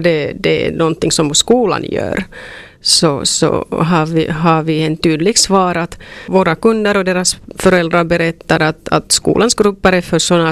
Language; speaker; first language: Swedish; non-native, local second language; Finnish